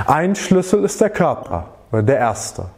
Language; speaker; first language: German; native; German